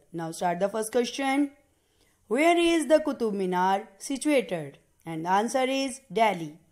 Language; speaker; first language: English; non-native, local second language; Punjabi